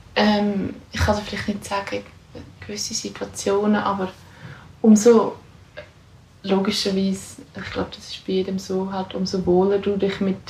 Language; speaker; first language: German; native; German